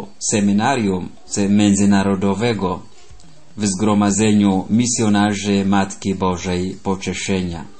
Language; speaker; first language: Polish; non-native, fluent; Amharic